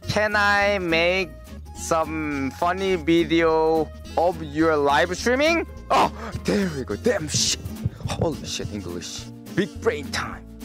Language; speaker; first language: English; non-native, learner; Korean